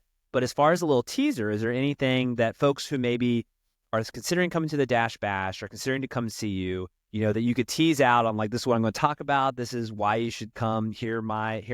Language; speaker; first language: English; native; English